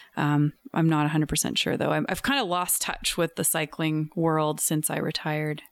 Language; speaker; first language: English; native; English